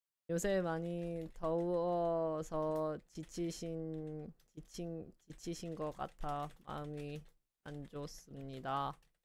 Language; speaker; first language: Korean; native; Korean